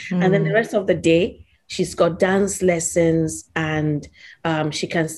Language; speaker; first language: English; non-native, local second language; Yoruba